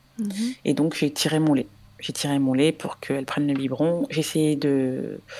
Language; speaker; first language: French; native; French